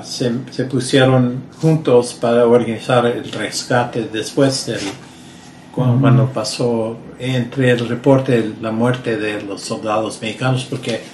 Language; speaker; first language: Spanish; early bilingual, heritage; Spanish